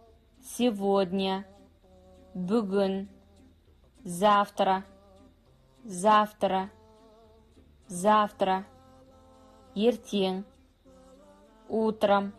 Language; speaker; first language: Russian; non-native, fluent; Kazakh